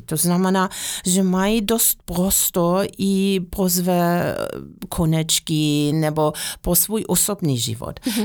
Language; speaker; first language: Czech; non-native, fluent; German